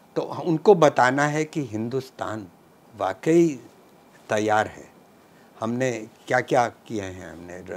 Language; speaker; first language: Hindi; non-native, local second language; Punjabi